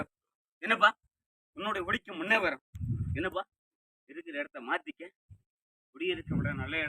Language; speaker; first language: Tamil; native; Tamil